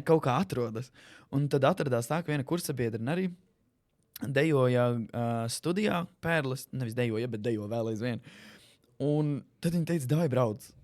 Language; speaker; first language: Latvian; native; Latvian